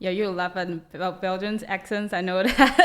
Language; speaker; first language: English; non-native, learner; Chinese